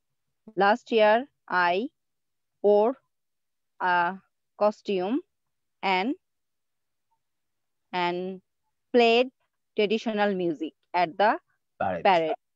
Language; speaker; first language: English; non-native, learner; Bangla